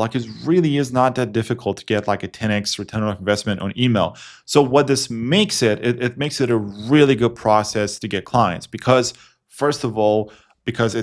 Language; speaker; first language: English; non-native, fluent; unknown